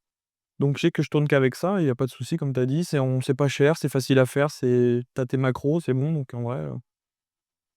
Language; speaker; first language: French; native; French